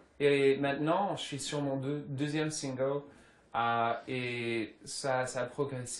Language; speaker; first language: French; early bilingual, other home language; English